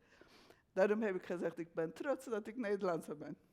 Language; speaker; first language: Dutch; non-native, fluent; Turkish